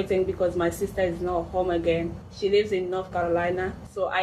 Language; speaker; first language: English; non-native, fluent; Swahili